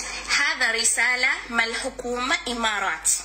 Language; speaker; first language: Arabic; non-native, learner; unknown